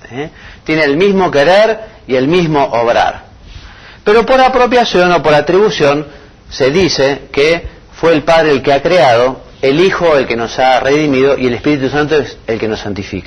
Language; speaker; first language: Spanish; native; Spanish